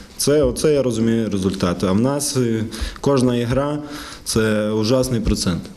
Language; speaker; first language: Ukrainian; non-native, local second language; Russian